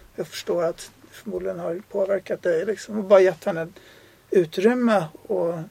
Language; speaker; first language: Swedish; native; Swedish